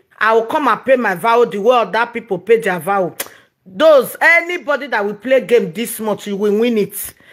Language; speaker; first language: Nigerian Pidgin; non-native, local second language; Yoruba